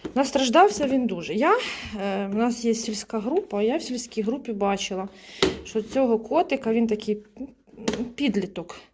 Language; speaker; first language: Ukrainian; native; Ukrainian